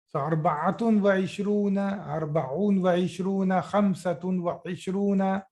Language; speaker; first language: Arabic; non-native, fluent; Urdu